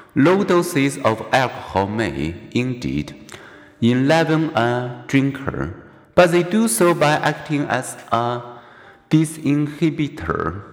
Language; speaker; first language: English; non-native, fluent; Chinese